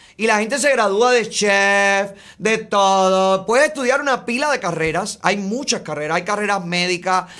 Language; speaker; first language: Spanish; native; Spanish